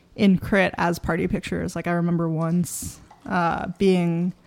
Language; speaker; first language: English; native; English